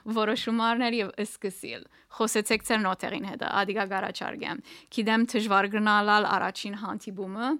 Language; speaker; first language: Armenian; early bilingual, heritage; Armenian